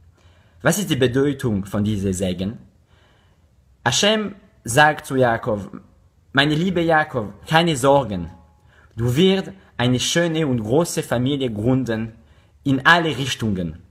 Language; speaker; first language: German; non-native, learner; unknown